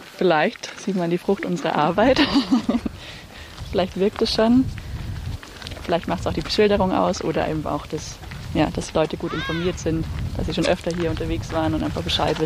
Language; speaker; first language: German; native; German